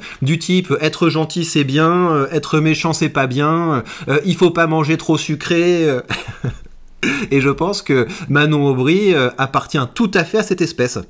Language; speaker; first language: French; native; French